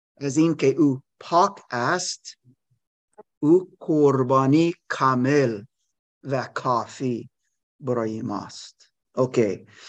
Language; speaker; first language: Persian; non-native, learner; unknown